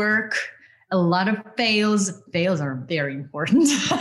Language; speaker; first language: English; non-native, fluent; Ukrainian